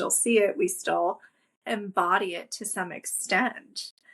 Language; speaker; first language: English; native; English